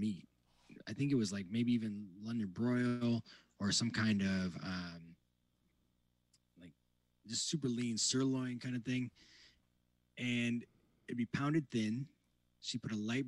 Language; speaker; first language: English; native; English